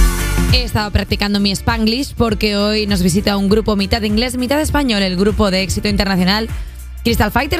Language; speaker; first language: Spanish; native; Spanish